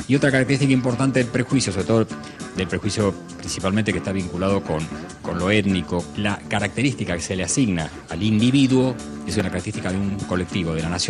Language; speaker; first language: Spanish; native; Spanish